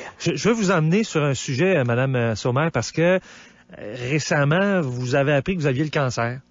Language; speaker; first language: French; native; French